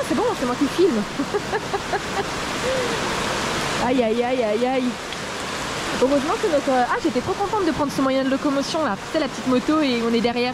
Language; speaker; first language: French; native; French